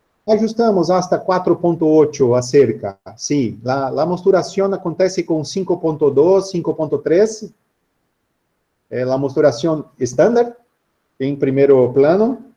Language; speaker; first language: Spanish; non-native, learner; Portuguese